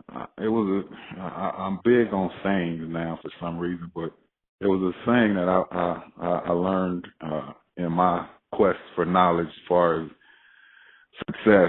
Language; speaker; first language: English; native; English